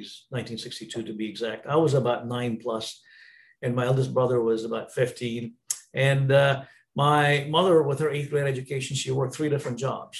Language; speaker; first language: English; non-native, local second language; Tamil